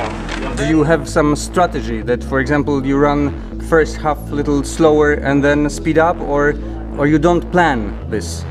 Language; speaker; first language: English; non-native, fluent; Polish